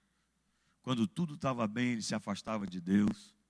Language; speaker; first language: Portuguese; native; Portuguese